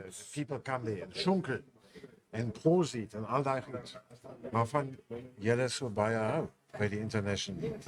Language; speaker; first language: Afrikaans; non-native, local second language; German